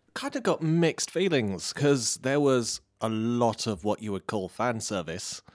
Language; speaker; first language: English; native; English